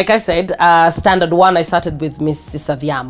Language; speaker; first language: English; non-native, local second language; Swahili